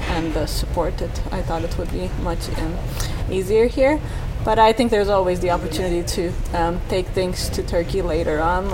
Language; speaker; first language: English; non-native, fluent; Turkish